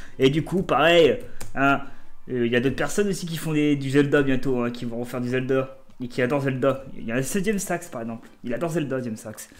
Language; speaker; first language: French; native; French